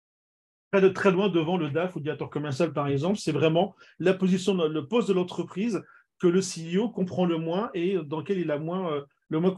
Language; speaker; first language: French; native; French